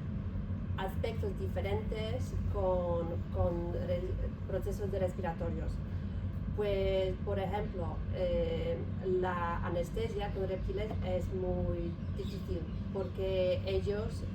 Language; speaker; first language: Spanish; non-native, learner; Polish